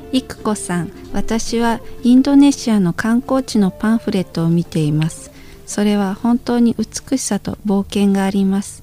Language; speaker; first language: Japanese; non-native, learner; Indonesian